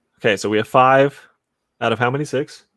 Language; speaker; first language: English; native; English